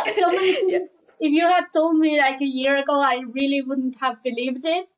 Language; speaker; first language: English; non-native, fluent; Spanish